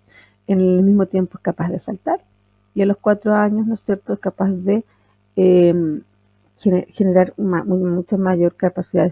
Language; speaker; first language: Spanish; native; Spanish